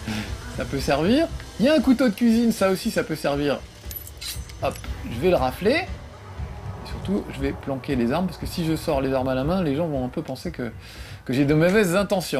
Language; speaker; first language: French; native; French